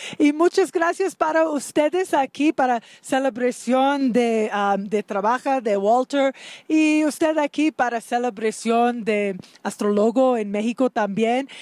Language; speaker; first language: Spanish; non-native, learner; English